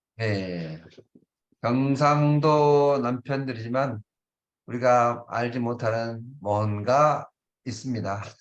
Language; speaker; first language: Korean; native; Korean